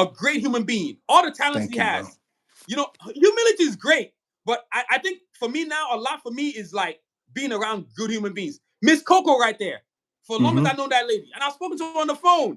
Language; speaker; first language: English; native; English